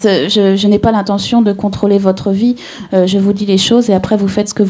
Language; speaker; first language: French; native; French